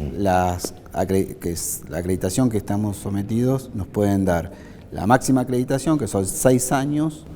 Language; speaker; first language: Spanish; native; Spanish